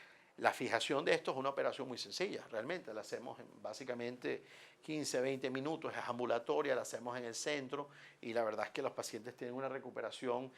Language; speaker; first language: Spanish; native; Spanish